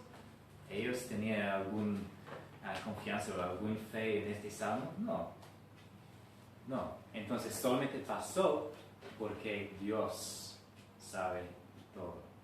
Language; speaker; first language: Spanish; non-native, fluent; English